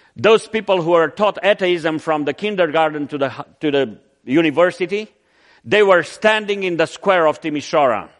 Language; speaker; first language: English; non-native, fluent; Romanian